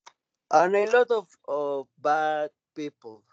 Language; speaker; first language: English; non-native, learner; Spanish